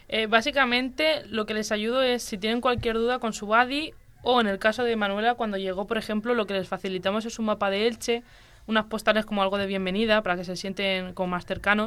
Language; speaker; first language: Spanish; native; Spanish